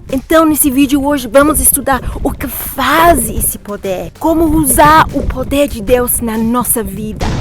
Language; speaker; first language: Portuguese; non-native, fluent; English